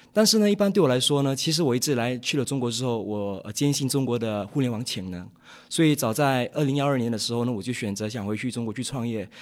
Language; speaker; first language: Chinese; native; Chinese